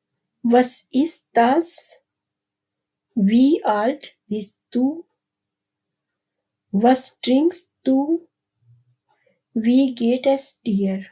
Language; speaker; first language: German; non-native, fluent; Urdu